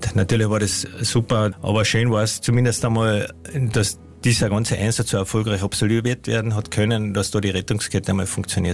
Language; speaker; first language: German; native; German